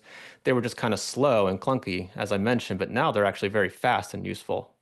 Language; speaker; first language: English; native; English